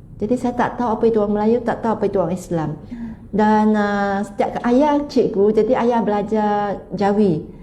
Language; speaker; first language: Malay; non-native, local second language; Chinese